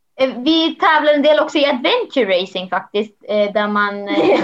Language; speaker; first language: Swedish; native; Swedish